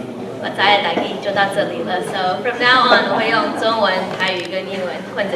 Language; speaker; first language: Chinese; early bilingual, heritage; Chinese